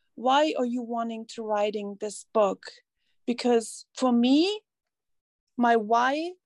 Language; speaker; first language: English; non-native, fluent; German